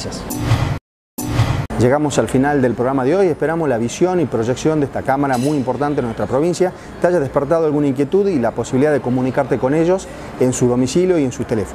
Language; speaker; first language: Spanish; native; Spanish